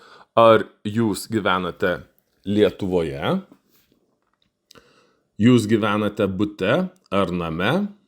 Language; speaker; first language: Lithuanian; non-native, fluent; Russian